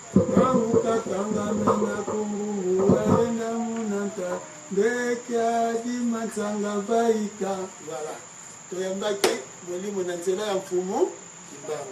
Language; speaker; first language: Lingala; non-native, local second language; Kongo